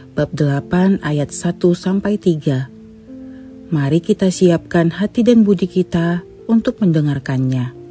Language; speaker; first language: Indonesian; native; Indonesian